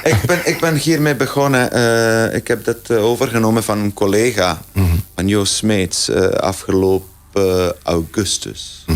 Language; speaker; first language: Dutch; non-native, fluent; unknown